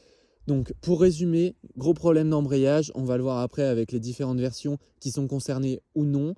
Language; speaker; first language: French; native; French